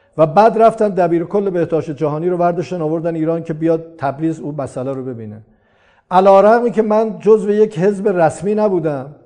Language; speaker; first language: Persian; non-native, local second language; Azerbaijani